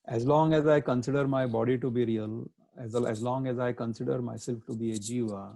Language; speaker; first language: English; non-native, local second language; Marathi